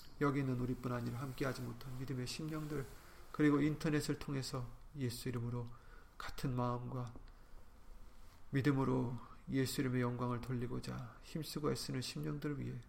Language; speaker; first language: Korean; native; Korean